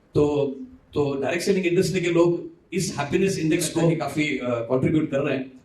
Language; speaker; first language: Hindi; non-native, local second language; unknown